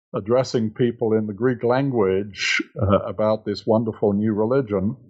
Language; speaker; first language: English; native; English